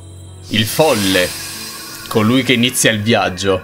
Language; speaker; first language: Italian; native; Italian